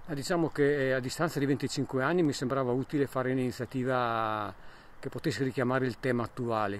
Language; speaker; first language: Italian; native; Italian